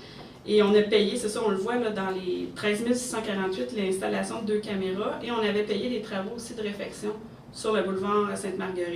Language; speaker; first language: French; native; French